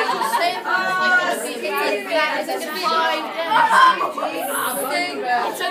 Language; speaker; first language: French; non-native, fluent; English